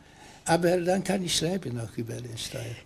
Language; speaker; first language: German; non-native, fluent; Hungarian